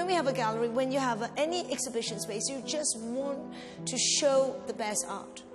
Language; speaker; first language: English; non-native, local second language; Cantonese